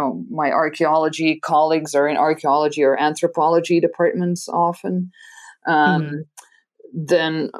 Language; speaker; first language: English; non-native, fluent; Dutch